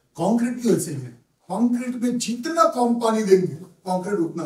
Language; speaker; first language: Hindi; non-native, local second language; Bangla